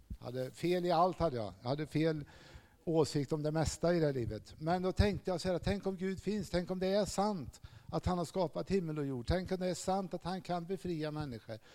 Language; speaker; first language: Swedish; native; Swedish